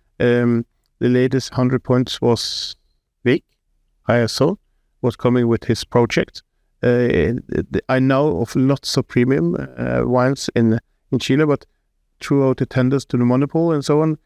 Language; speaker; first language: English; non-native, fluent; Norwegian